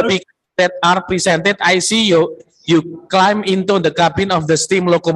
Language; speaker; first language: English; non-native, learner; Indonesian